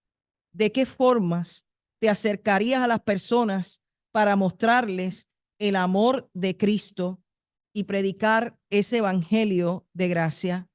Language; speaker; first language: Spanish; native; Spanish